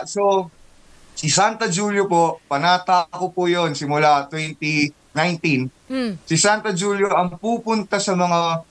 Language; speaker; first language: Filipino; native; Filipino